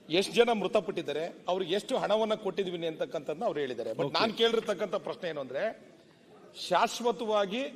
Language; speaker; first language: Kannada; native; Kannada